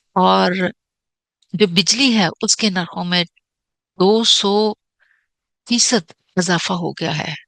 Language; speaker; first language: Urdu; native; Urdu